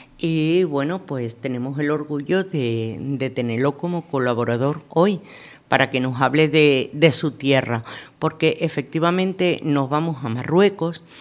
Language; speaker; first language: Spanish; native; Spanish